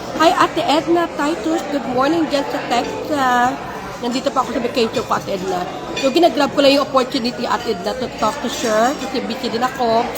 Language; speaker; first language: Filipino; non-native, local second language; Hiligaynon